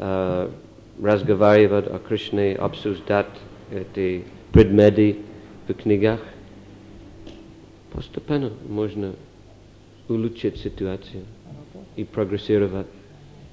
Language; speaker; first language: Russian; non-native, fluent; English